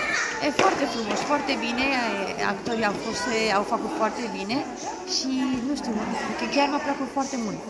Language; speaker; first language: Romanian; early bilingual, heritage; Romanian